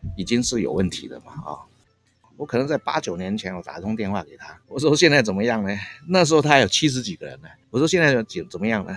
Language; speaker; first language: Chinese; native; Chinese